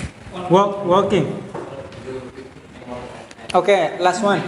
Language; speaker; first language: English; non-native, learner; Indonesian